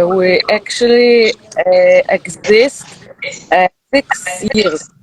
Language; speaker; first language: English; non-native, learner; Hebrew